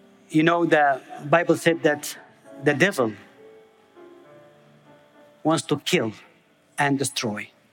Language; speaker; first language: English; non-native, fluent; Arabic